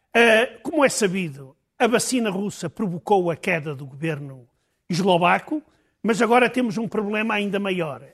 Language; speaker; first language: Portuguese; native; Portuguese